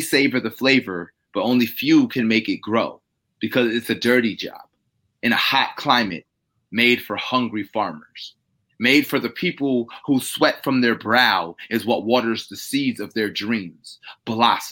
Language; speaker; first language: English; native; English